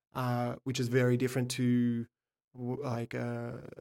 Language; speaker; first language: English; native; English